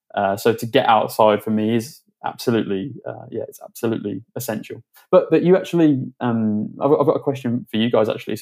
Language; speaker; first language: English; native; English